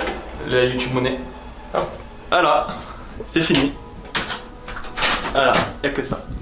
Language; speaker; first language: French; native; French